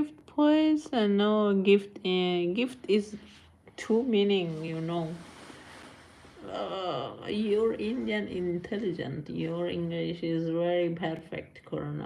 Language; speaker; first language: English; non-native, learner; Persian